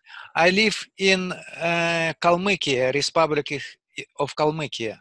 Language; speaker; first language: English; non-native, learner; Russian